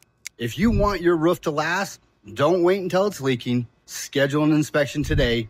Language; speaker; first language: English; native; English